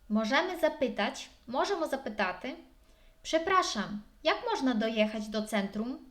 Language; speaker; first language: Polish; non-native, fluent; Ukrainian